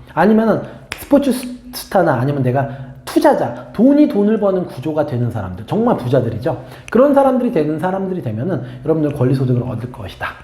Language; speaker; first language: Korean; native; Korean